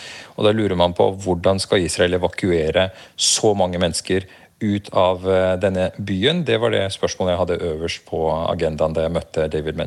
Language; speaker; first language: Norwegian; native; Norwegian